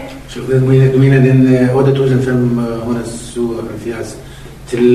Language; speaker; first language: Danish; non-native, learner; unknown